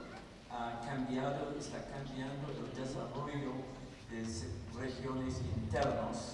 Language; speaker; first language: Spanish; non-native, fluent; English